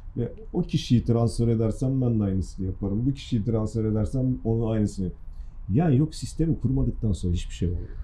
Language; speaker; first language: Turkish; native; Turkish